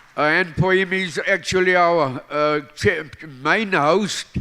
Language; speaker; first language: English; non-native, local second language; Afrikaans